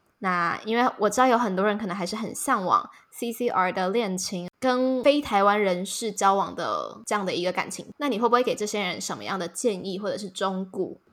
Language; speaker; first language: Chinese; native; Chinese